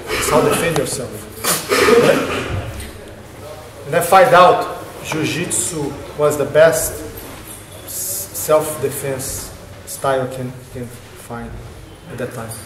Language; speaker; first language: English; non-native, learner; Portuguese